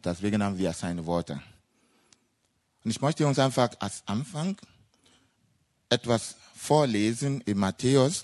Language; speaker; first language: German; non-native, fluent; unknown